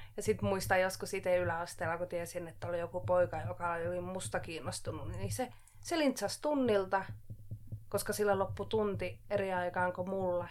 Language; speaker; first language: Finnish; non-native, local second language; Swedish